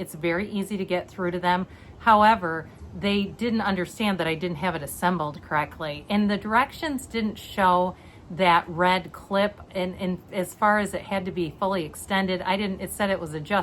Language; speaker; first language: English; native; English